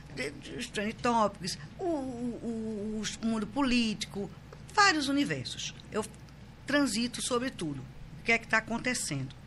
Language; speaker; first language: Portuguese; native; Portuguese